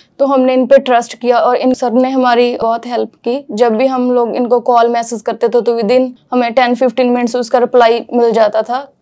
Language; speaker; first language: Hindi; non-native, local second language; Punjabi